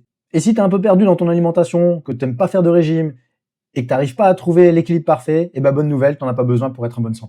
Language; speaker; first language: French; native; French